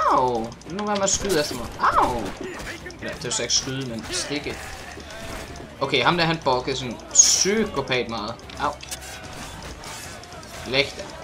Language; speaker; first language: Danish; native; Danish